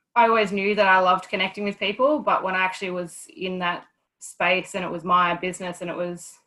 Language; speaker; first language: English; native; English